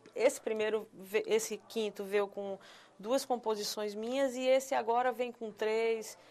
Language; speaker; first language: Portuguese; native; Portuguese